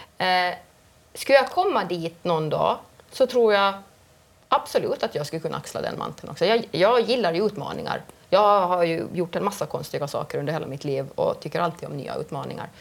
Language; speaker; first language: Swedish; native; Swedish